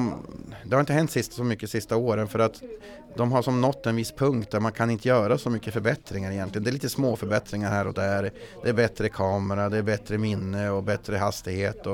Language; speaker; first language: Swedish; native; Swedish